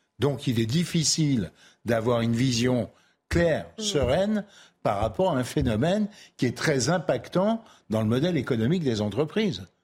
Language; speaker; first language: French; native; French